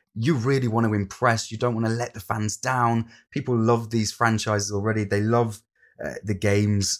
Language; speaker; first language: English; native; English